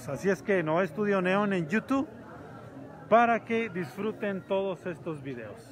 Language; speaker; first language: Spanish; native; Spanish